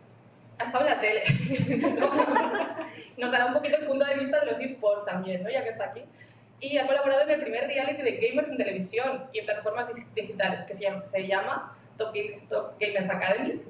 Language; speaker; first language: Spanish; native; Spanish